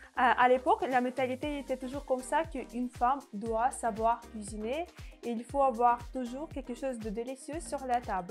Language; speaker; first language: French; non-native, fluent; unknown